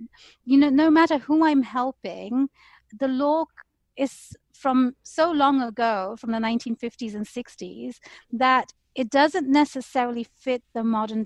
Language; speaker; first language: English; native; English